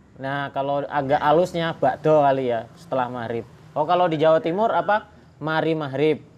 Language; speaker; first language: Indonesian; native; Indonesian